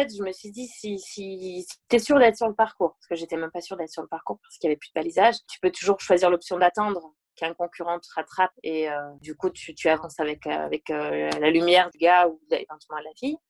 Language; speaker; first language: French; native; French